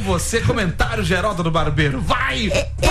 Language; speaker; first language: Portuguese; native; Portuguese